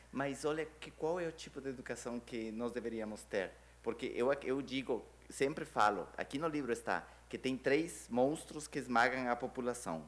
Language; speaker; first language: Portuguese; non-native, fluent; Spanish